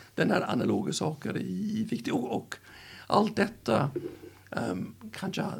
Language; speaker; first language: Swedish; non-native, fluent; English